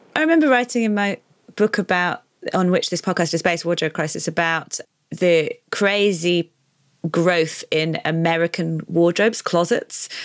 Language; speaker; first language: English; native; English